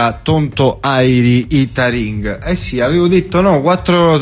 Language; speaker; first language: Italian; native; Italian